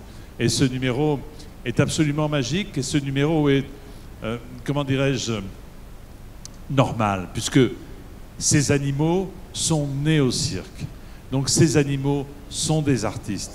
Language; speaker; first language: French; native; French